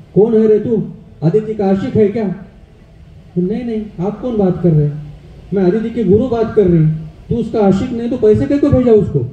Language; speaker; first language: Hindi; non-native, local second language; Marathi